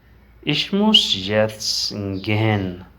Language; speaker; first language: German; non-native, learner; Urdu